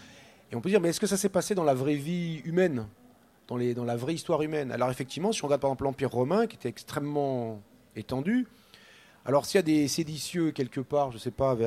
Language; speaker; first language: French; native; French